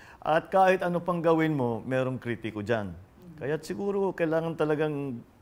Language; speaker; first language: Filipino; native; Filipino